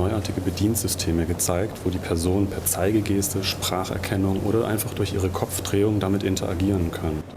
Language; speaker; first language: German; native; German